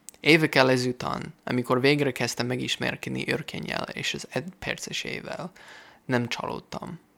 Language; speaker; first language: Hungarian; non-native, fluent; English